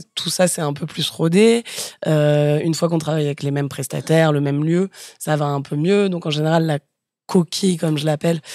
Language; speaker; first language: French; native; French